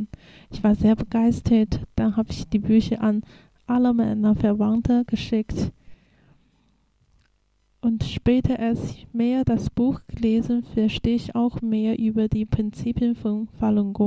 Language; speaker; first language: German; non-native, fluent; Chinese